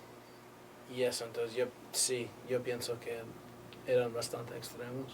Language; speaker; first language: Spanish; native; Spanish